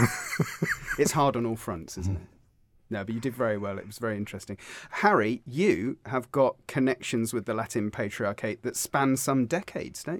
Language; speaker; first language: English; native; English